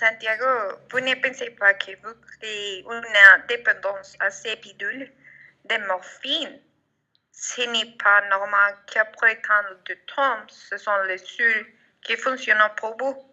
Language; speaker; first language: French; non-native, learner; Spanish